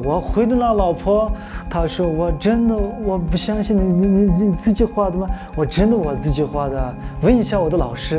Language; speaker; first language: Chinese; non-native, local second language; Uyghur